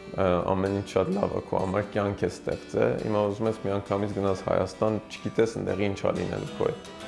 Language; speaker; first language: Armenian; early bilingual, heritage; Armenian